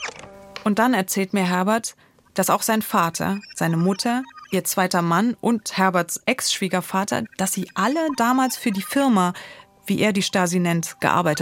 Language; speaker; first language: German; native; German